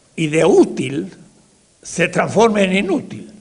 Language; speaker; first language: Spanish; native; Spanish